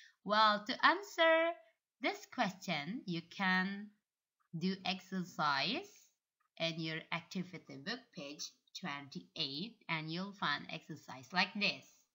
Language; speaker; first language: English; non-native, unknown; Indonesian